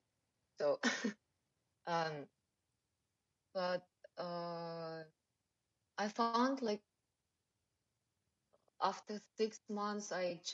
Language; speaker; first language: English; non-native, learner; Russian